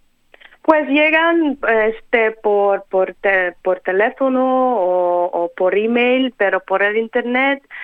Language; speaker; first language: Spanish; non-native, fluent; Dutch